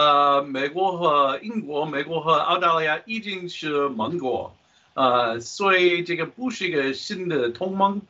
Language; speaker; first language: Chinese; non-native, fluent; English